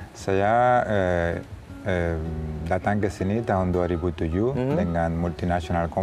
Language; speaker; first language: Indonesian; non-native, learner; Spanish